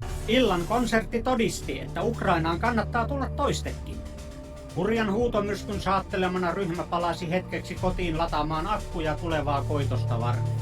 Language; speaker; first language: Finnish; native; Finnish